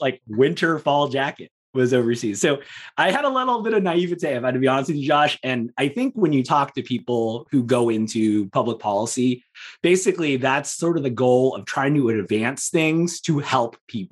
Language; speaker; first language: English; native; English